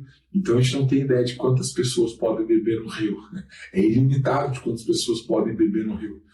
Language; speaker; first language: Portuguese; native; Portuguese